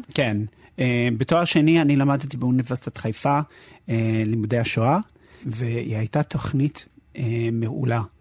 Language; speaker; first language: Hebrew; non-native, fluent; English